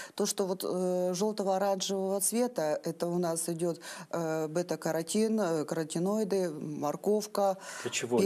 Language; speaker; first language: Russian; native; Russian